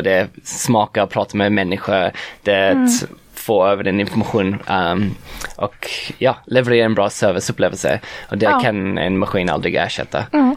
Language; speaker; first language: Swedish; non-native, fluent; English